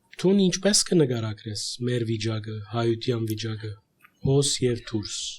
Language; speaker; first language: Armenian; native; Armenian